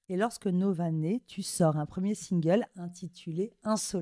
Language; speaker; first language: French; native; French